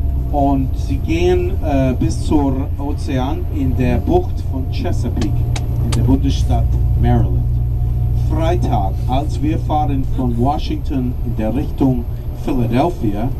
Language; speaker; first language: German; non-native, learner; English